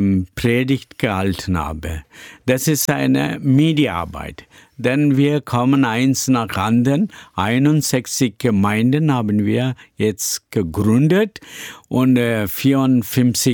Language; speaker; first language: German; non-native, learner; Tamil